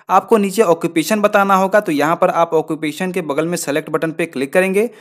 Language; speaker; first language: Hindi; native; Hindi